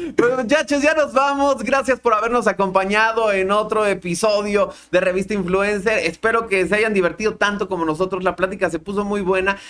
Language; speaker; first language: Spanish; native; Spanish